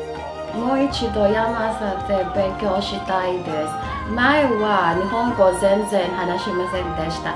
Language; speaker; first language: Japanese; non-native, learner; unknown